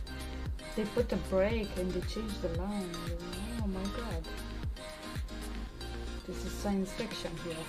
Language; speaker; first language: English; non-native, learner; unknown